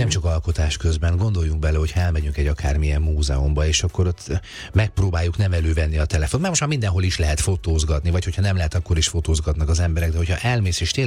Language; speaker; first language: Hungarian; native; Hungarian